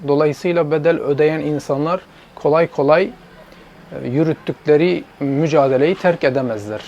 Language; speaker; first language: Turkish; non-native, local second language; Zaza